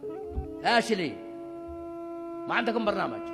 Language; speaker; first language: Arabic; native; Arabic